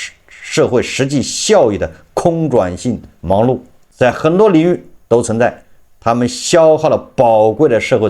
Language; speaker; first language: Chinese; native; Chinese